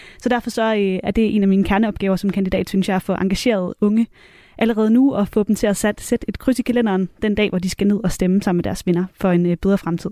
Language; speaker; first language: Danish; native; Danish